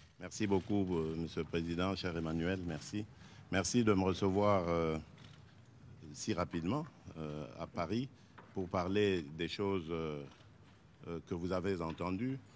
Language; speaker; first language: French; non-native, local second language; Luba-Lulua